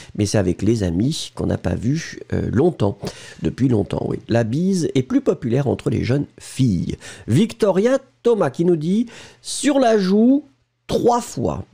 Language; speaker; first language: French; native; French